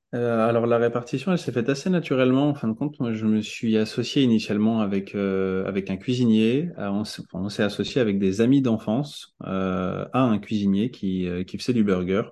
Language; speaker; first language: French; native; French